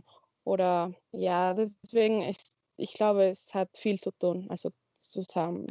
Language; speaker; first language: German; non-native, learner; Spanish